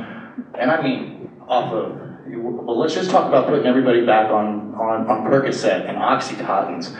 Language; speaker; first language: English; native; English